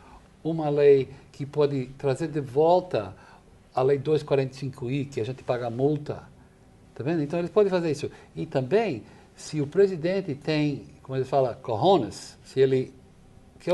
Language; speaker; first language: Portuguese; non-native, fluent; English